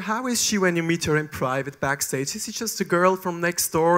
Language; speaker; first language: English; non-native, fluent; German